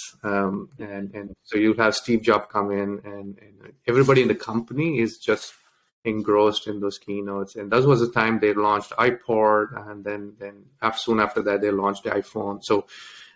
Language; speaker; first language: English; non-native, local second language; Tamil